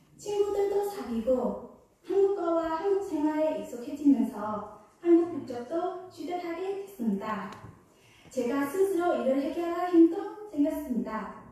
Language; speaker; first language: Korean; non-native, fluent; Khmer